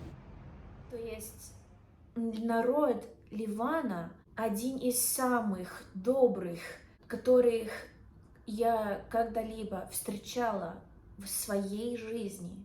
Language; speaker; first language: Russian; non-native, learner; English